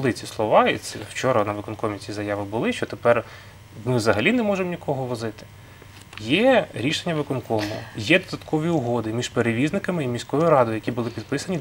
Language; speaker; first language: Ukrainian; native; Ukrainian